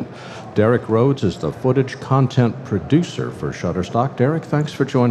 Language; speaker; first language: English; native; English